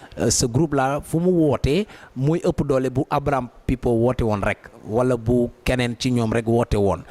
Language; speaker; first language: Wolof; native; Wolof